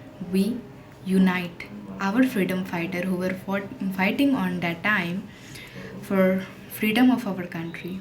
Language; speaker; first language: English; non-native, local second language; Hindi